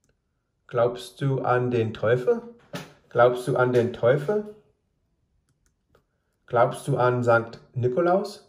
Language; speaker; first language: German; non-native, fluent; English